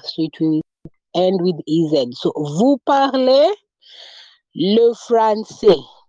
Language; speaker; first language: French; non-native, fluent; Swahili